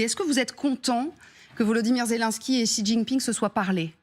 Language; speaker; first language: French; native; French